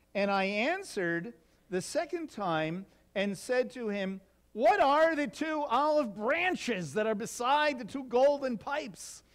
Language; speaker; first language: English; native; English